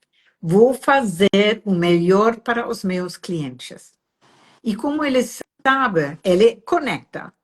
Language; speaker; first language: Portuguese; non-native, fluent; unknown